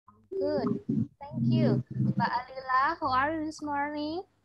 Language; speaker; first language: English; non-native, fluent; Indonesian